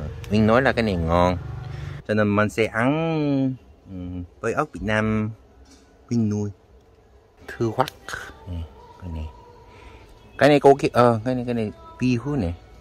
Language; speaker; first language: Vietnamese; native; Vietnamese